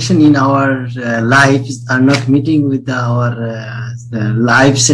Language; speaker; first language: English; non-native, local second language; Hindi